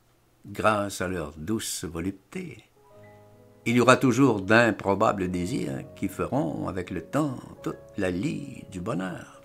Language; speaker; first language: French; native; French